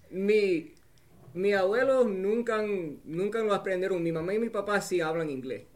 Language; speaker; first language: Spanish; early bilingual, heritage; Spanish